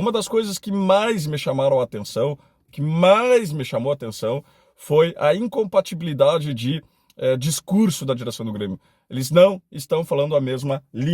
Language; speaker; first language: Portuguese; native; Portuguese